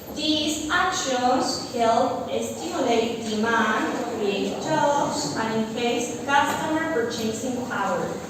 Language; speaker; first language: English; non-native, fluent; Spanish